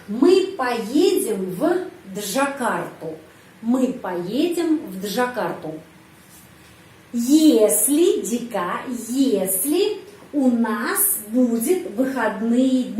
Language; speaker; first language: Russian; non-native, fluent; Indonesian